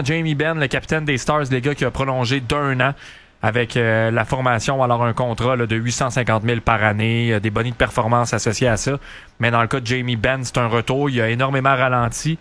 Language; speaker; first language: French; native; French